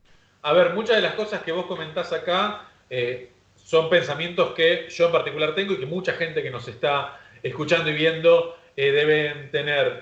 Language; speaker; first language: Spanish; native; Spanish